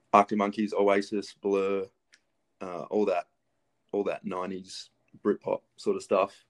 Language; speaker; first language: English; early bilingual, other home language; Greek